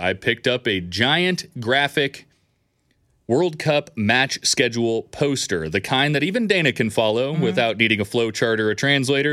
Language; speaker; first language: English; native; English